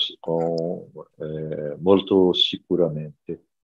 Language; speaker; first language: Italian; non-native, learner; Portuguese